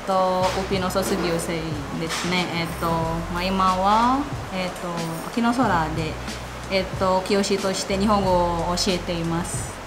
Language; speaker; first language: Japanese; non-native, fluent; Indonesian